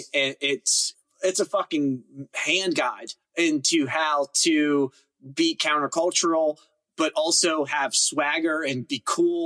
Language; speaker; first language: English; native; English